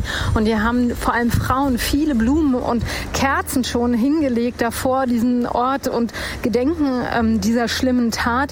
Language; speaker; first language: German; native; German